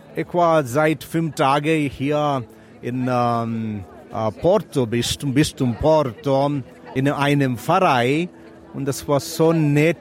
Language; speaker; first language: German; non-native, learner; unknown